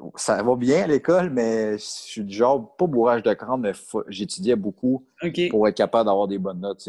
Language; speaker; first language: French; native; French